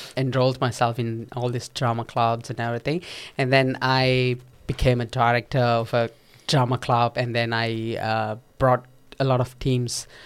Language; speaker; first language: English; non-native, local second language; Tamil